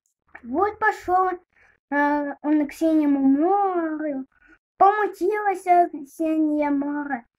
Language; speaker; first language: Russian; native; Russian